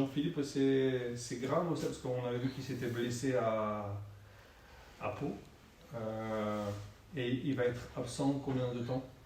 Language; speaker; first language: French; native; French